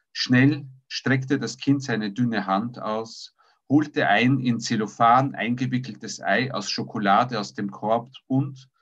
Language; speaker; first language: German; early bilingual, other home language; Russian